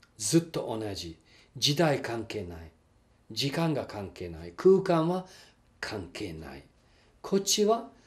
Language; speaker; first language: Japanese; non-native, fluent; English